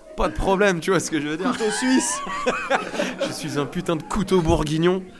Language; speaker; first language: French; native; French